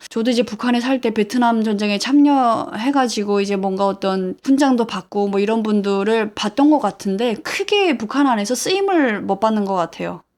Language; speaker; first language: Korean; native; Korean